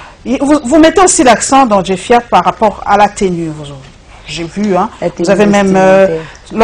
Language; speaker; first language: French; non-native, local second language; Lingala